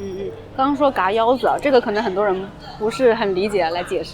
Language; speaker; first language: Chinese; native; Chinese